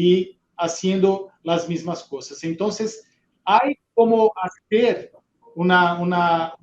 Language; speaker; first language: Spanish; non-native, fluent; Portuguese